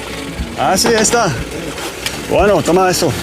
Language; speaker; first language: Spanish; non-native, learner; English